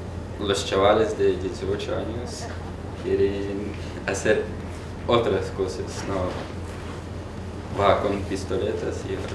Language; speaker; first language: Spanish; non-native, learner; Ukrainian